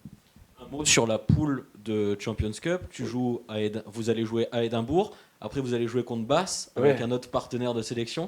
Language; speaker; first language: French; native; French